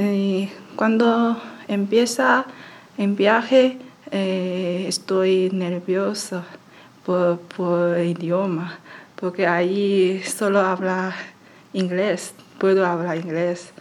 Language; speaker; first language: Spanish; non-native, learner; Chinese